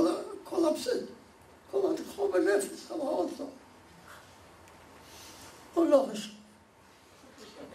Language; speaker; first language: Hebrew; non-native, fluent; Polish